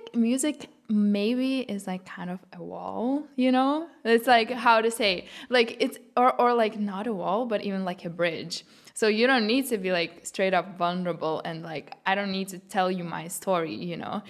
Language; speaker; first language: English; non-native, fluent; Lithuanian